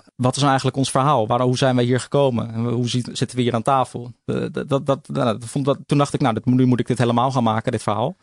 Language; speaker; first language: Dutch; native; Dutch